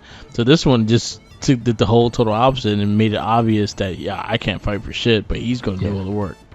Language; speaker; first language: English; native; English